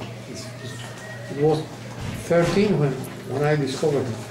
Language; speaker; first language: English; non-native, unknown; Spanish